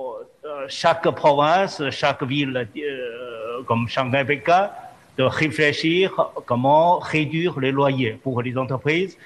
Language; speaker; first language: French; non-native, fluent; Chinese